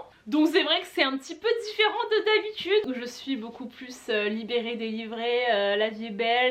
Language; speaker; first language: French; native; French